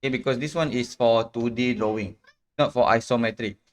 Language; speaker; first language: English; non-native, local second language; Malay